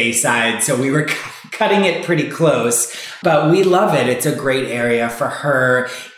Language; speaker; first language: English; native; English